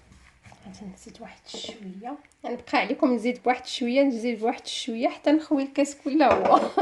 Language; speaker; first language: Arabic; native; Arabic